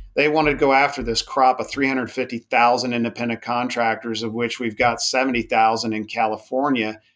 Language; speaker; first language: English; native; English